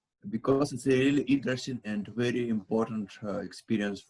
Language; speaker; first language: English; non-native, learner; Russian